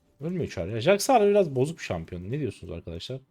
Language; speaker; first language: Turkish; native; Turkish